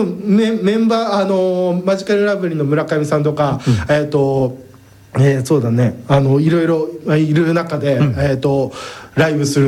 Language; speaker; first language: Japanese; native; Japanese